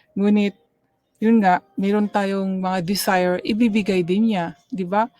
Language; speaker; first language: Filipino; non-native, local second language; Cebuano